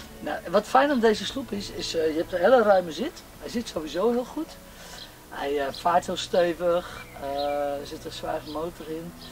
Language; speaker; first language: Dutch; non-native, local second language; Western Frisian